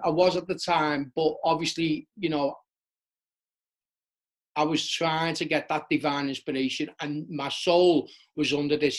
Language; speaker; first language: English; native; English